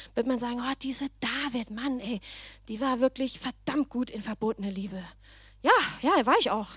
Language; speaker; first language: German; non-native, fluent; Danish